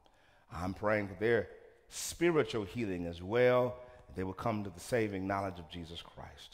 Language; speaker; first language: English; native; English